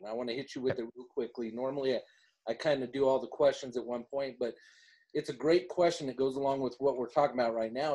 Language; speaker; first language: English; native; English